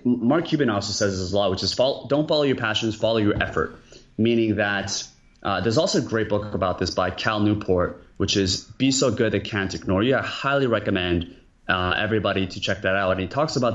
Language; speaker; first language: English; early bilingual, other home language; Korean